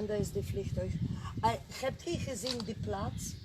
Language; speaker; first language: Dutch; non-native, learner; Polish